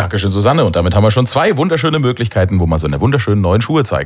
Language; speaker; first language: German; native; German